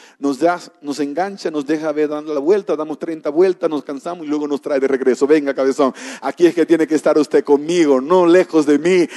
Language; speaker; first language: Spanish; native; Spanish